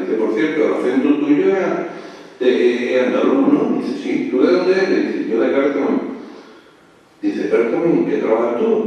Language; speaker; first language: Spanish; native; Spanish